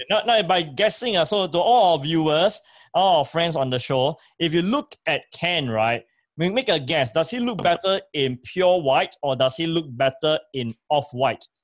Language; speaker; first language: English; native; English